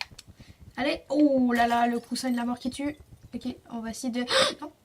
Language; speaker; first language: French; native; French